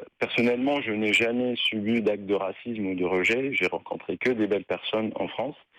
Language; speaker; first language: French; non-native, local second language; Arabic